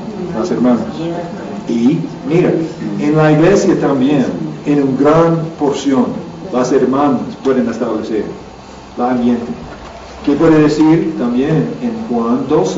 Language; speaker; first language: Spanish; non-native, learner; English